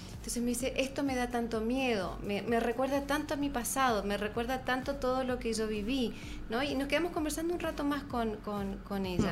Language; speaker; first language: Spanish; native; Spanish